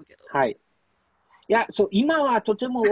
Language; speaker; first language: Japanese; non-native, learner; Polish